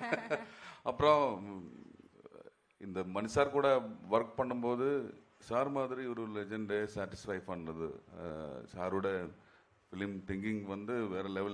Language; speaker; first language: Tamil; non-native, learner; Malayalam